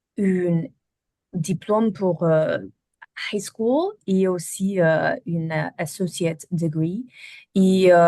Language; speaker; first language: French; non-native, learner; German